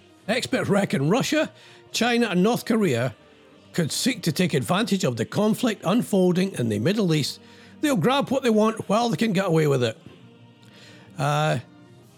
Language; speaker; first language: English; native; English